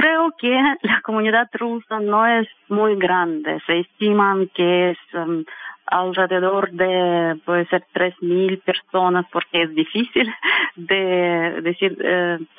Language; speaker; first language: Spanish; non-native, fluent; Russian